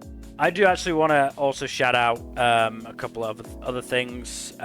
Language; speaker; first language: English; native; English